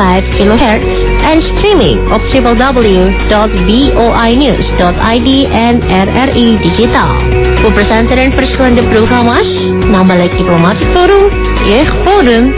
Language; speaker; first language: Dutch; non-native, learner; Indonesian